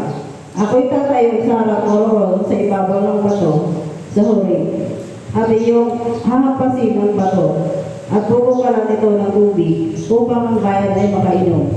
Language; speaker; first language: Filipino; native; Filipino